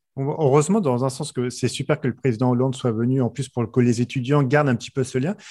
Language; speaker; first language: French; native; French